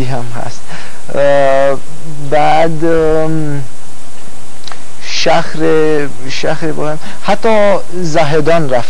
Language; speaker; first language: Persian; non-native, fluent; Romanian